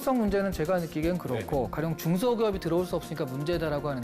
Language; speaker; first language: Korean; native; Korean